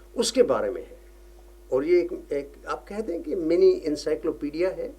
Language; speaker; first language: Urdu; non-native, local second language; Northern Hindko